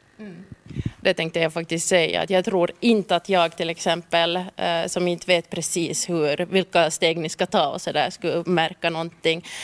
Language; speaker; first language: Swedish; native; Swedish